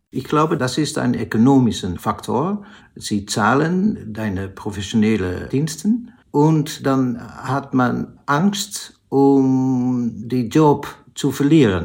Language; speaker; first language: German; non-native, learner; Dutch